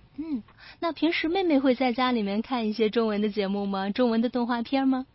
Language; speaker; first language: Chinese; native; Chinese